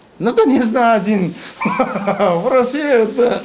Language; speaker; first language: Russian; non-native, learner; Chinese